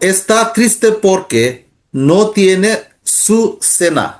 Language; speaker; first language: Spanish; non-native, learner; Bangla